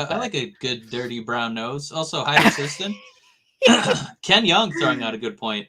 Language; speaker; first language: English; native; English